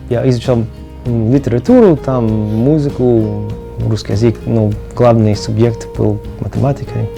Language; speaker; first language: Russian; non-native, learner; English